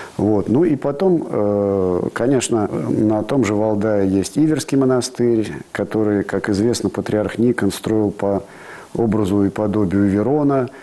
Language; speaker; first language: Russian; native; Russian